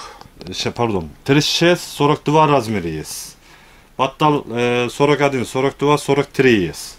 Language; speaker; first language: Russian; non-native, learner; Turkish